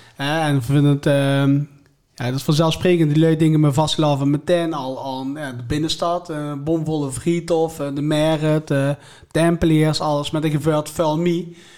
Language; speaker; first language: Dutch; native; Dutch